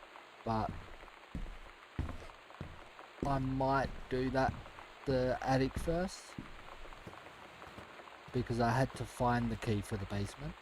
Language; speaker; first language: English; native; English